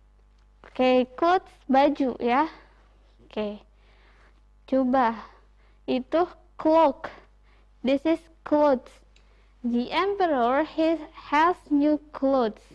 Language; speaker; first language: English; non-native, fluent; Indonesian